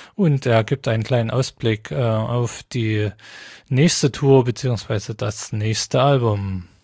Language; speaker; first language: German; native; German